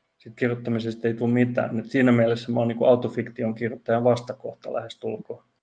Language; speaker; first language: Finnish; non-native, local second language; Swedish